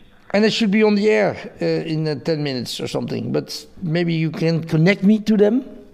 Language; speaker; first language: English; non-native, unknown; Dutch